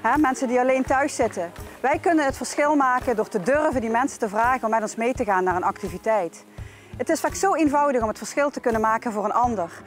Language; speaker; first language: Dutch; native; Dutch